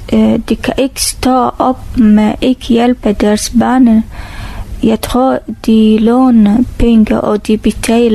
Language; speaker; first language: Danish; non-native, learner; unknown